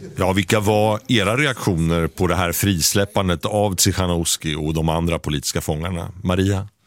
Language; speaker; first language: Swedish; native; Swedish